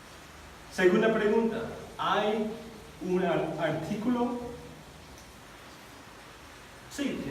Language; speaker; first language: Spanish; non-native, fluent; English